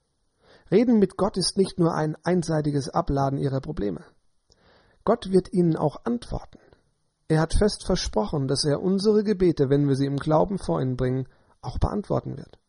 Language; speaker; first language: German; native; German